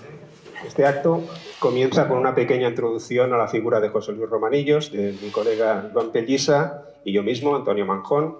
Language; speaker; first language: Spanish; native; Spanish